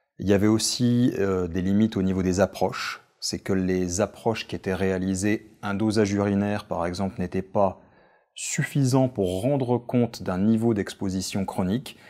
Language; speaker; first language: French; native; French